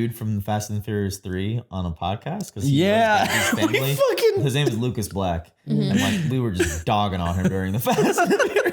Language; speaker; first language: English; native; English